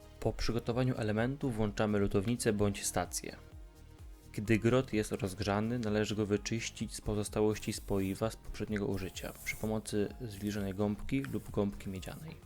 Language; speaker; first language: Polish; native; Polish